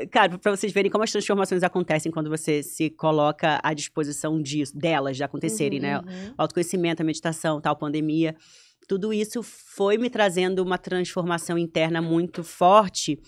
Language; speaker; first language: Portuguese; native; Portuguese